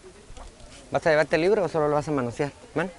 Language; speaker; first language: Spanish; native; Spanish